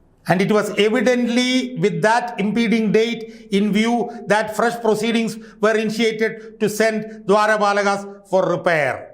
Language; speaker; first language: English; non-native, local second language; Malayalam